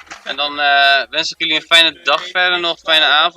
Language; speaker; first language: Dutch; native; Dutch